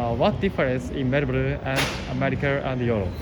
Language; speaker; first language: English; non-native, learner; Japanese